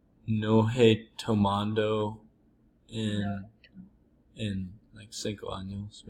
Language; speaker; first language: Spanish; non-native, learner; English